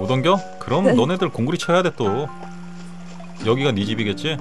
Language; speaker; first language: Korean; native; Korean